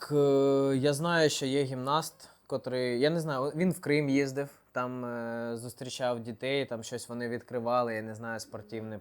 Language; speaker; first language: Ukrainian; non-native, local second language; Russian